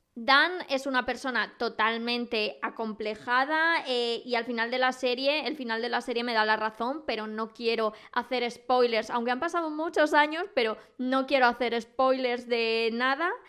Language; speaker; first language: Spanish; native; Spanish